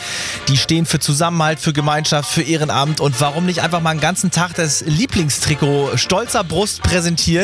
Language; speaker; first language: German; native; German